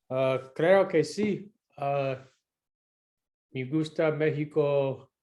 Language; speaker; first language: Spanish; non-native, learner; English